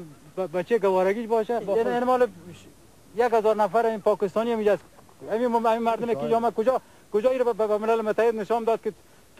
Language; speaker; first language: Persian; native; Persian